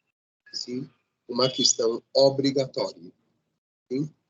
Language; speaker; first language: Portuguese; non-native, fluent; Spanish